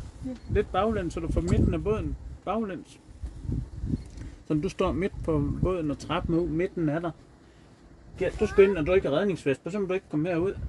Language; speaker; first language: Danish; native; Danish